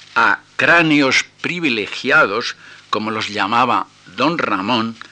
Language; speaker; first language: Spanish; native; Spanish